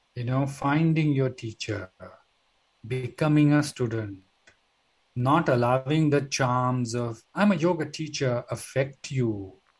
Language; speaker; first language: English; non-native, local second language; Marathi